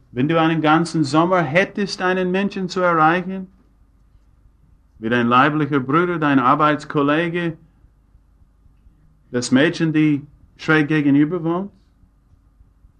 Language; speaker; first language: German; non-native, fluent; English